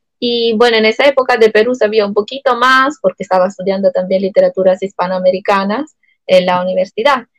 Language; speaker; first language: Spanish; non-native, fluent; Italian